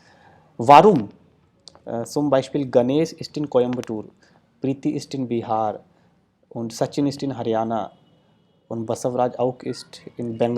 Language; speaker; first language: German; non-native, fluent; Hindi